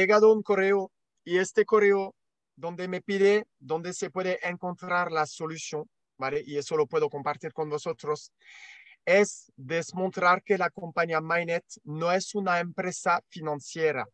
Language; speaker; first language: Spanish; non-native, learner; French